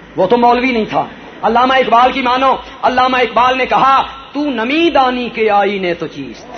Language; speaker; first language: Urdu; non-native, local second language; Punjabi